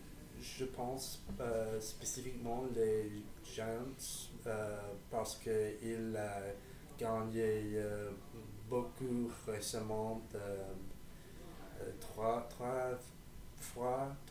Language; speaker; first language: French; non-native, learner; English